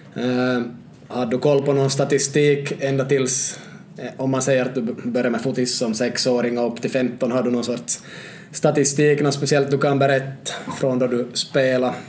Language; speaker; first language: Swedish; native; Swedish